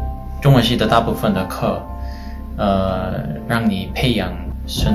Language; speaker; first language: Chinese; non-native, fluent; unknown